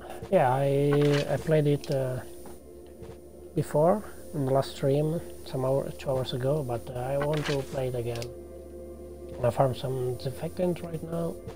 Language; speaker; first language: English; non-native, fluent; Italian